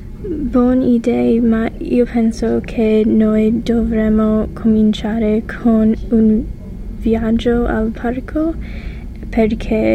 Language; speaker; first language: Italian; non-native, learner; English